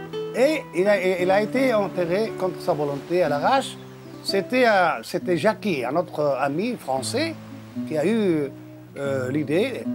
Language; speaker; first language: French; non-native, local second language; Arabic